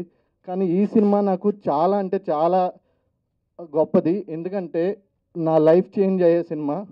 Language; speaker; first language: Telugu; native; Telugu